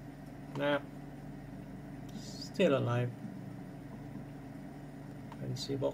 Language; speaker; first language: English; non-native, fluent; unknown